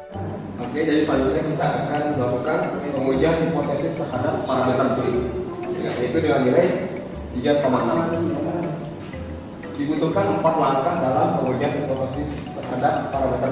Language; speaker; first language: Indonesian; native; Indonesian